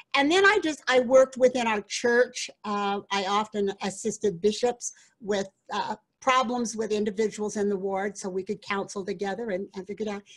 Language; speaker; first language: English; native; English